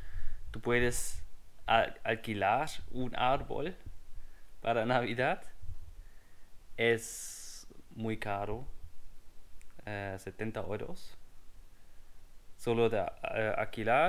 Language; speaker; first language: Spanish; non-native, learner; German